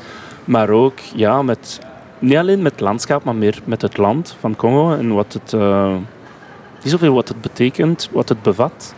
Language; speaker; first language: Dutch; non-native, local second language; French